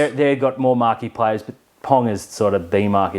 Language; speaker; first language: English; native; English